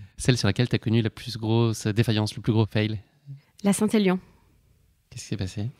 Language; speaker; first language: French; native; French